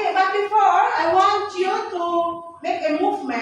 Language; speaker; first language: English; non-native, fluent; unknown